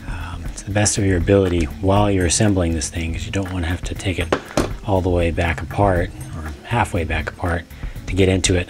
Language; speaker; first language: English; native; English